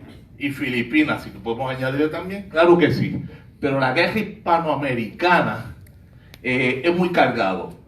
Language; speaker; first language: Spanish; native; Spanish